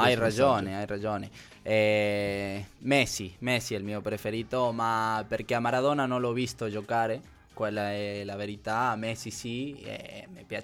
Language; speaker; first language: Italian; non-native, learner; Spanish